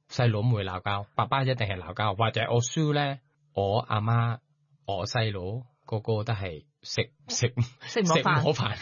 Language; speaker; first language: Cantonese; non-native, learner; Thai